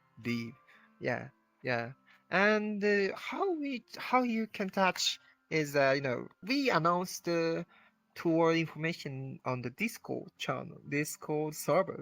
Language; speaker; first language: English; non-native, learner; Japanese